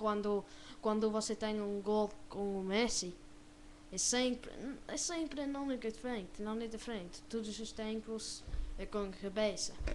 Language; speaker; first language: Portuguese; non-native, learner; English